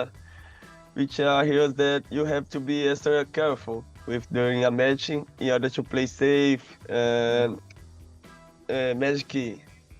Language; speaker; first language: English; non-native, learner; Portuguese